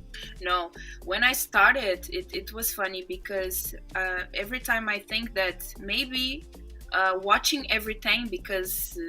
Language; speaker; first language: English; non-native, fluent; Portuguese